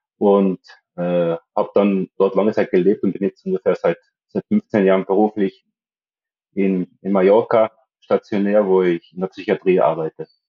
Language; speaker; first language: German; native; German